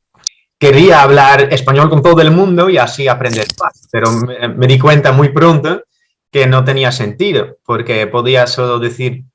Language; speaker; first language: Spanish; non-native, fluent; Dutch